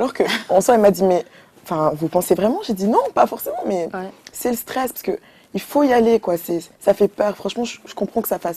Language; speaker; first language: French; early bilingual, other home language; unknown